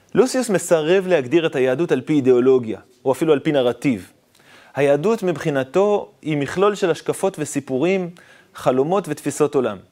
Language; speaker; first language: Hebrew; native; Hebrew